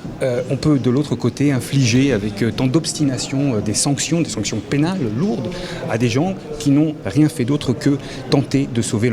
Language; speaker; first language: French; native; French